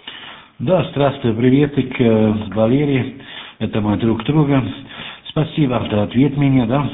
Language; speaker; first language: Russian; non-native, learner; German